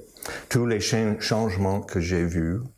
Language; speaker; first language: French; non-native, fluent; English